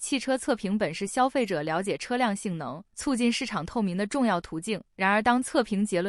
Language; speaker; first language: Chinese; native; Chinese